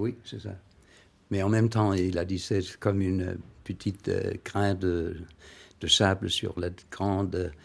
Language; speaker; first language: French; non-native, learner; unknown